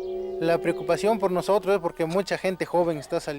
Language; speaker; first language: Spanish; native; Spanish